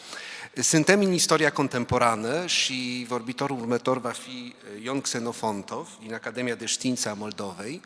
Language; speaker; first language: Romanian; non-native, fluent; Polish